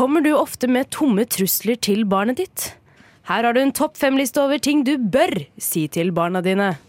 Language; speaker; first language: Norwegian; native; Norwegian